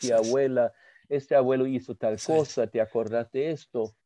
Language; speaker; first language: Spanish; early bilingual, other home language; German